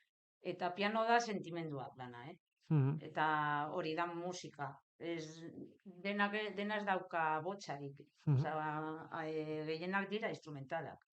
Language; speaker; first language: Basque; non-native, local second language; Spanish